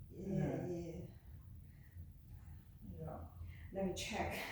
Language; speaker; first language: English; non-native, learner; Chinese